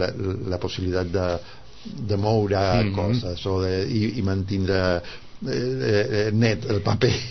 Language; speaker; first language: Catalan; non-native, fluent; Spanish